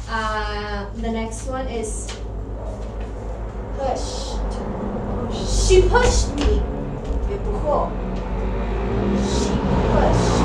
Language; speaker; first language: English; non-native, fluent; Spanish